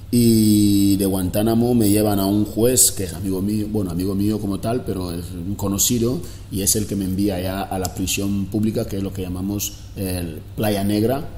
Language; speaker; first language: Spanish; non-native, local second language; Fang